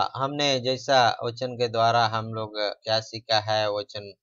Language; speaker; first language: Hindi; non-native, local second language; Telugu